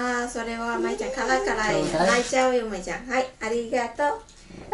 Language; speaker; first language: Japanese; non-native, learner; Vietnamese